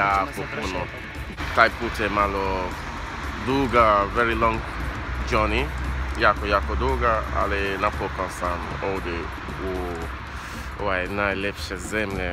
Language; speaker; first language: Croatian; non-native, learner; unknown